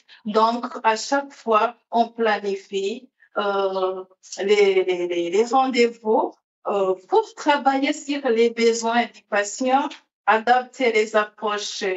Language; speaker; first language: French; non-native, local second language; Rundi